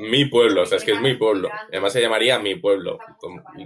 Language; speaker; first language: Spanish; native; Spanish